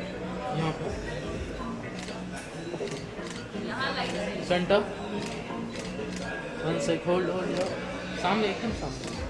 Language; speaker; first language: Hindi; native; Hindi